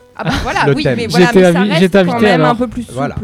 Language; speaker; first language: French; native; French